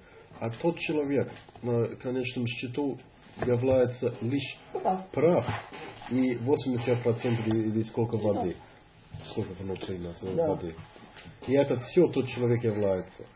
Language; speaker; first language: Russian; non-native, fluent; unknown